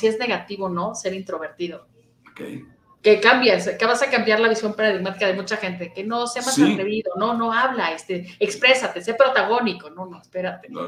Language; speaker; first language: Spanish; native; Spanish